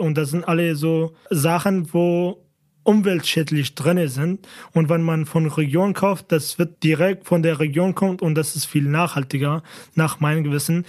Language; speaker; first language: German; non-native, fluent; Kurdish